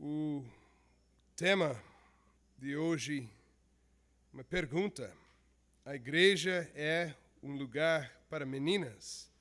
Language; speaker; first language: Portuguese; non-native, fluent; English